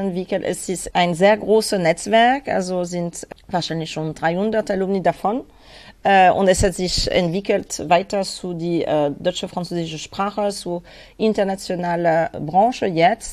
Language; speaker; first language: German; non-native, fluent; French